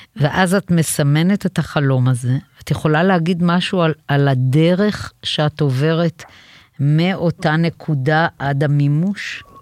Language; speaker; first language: Hebrew; native; Hebrew